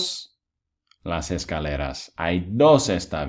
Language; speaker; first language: Spanish; non-native, fluent; English